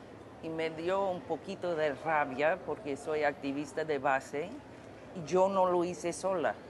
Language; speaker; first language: Spanish; non-native, fluent; English